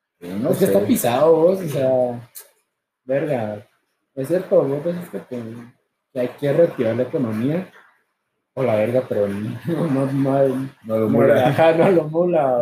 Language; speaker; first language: Spanish; native; Spanish